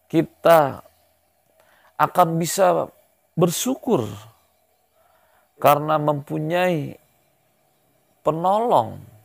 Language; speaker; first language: Indonesian; native; Indonesian